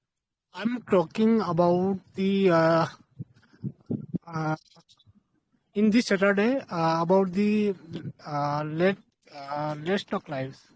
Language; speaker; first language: English; non-native, learner; Hindi